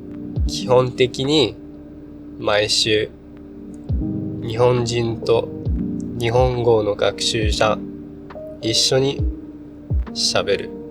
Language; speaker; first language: Japanese; non-native, learner; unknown